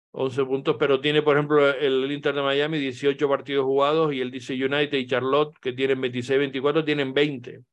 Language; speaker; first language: Spanish; native; Spanish